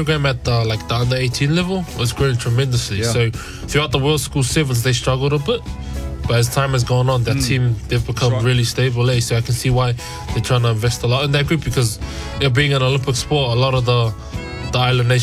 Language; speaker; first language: English; native; English